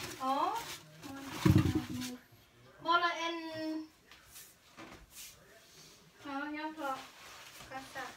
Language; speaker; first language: Swedish; non-native, learner; Thai